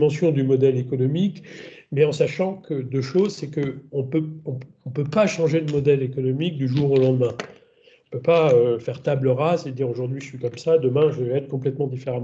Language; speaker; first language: French; native; French